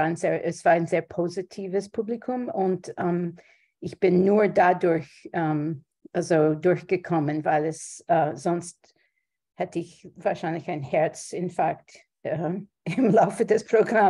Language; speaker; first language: German; non-native, fluent; English